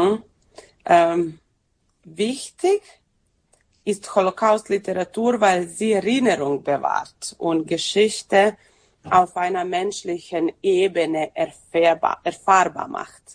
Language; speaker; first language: German; non-native, fluent; Serbian